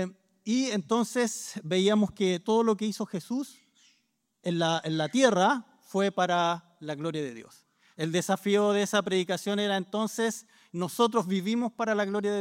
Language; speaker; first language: Spanish; native; Spanish